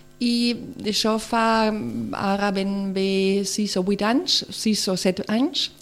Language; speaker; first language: Catalan; non-native, local second language; Spanish